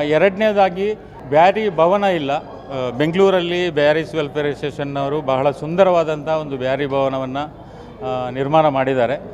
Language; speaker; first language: Kannada; non-native, local second language; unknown